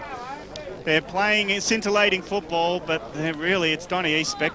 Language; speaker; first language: English; native; English